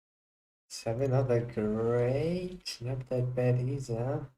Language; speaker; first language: English; non-native, fluent; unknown